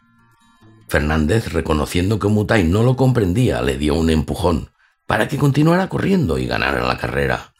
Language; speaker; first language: Spanish; native; Spanish